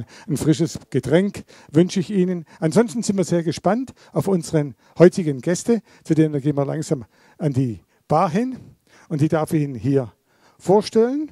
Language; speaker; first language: German; native; German